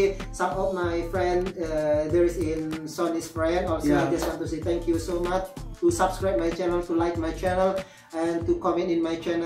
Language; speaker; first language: English; non-native, learner; Indonesian